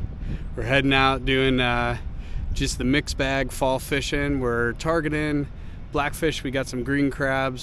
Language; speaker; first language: English; native; English